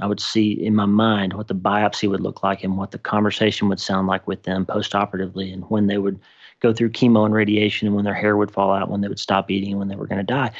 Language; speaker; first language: English; native; English